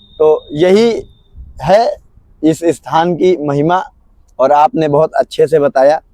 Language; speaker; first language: Hindi; native; Hindi